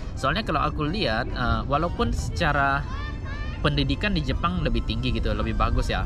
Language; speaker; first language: Indonesian; native; Indonesian